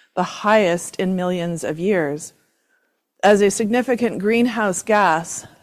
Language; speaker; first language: English; native; English